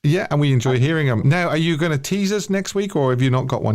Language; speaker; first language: English; native; English